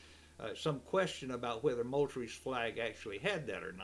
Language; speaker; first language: English; native; English